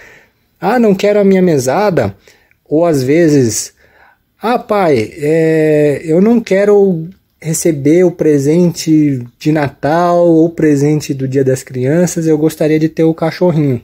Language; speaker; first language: Portuguese; native; Portuguese